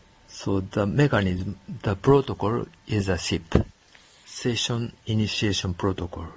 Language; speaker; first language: English; non-native, learner; Japanese